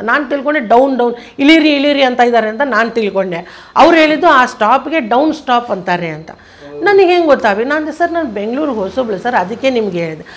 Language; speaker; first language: Kannada; native; Kannada